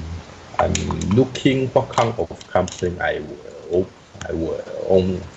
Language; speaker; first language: English; non-native, learner; Chinese